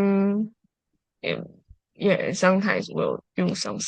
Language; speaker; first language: English; non-native, learner; Chinese